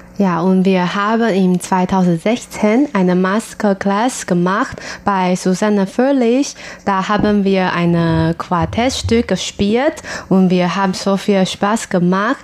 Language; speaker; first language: German; non-native, learner; Chinese